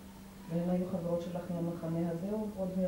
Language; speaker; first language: Hebrew; native; Hebrew